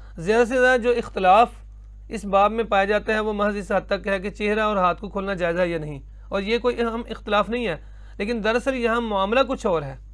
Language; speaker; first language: Urdu; non-native, local second language; Punjabi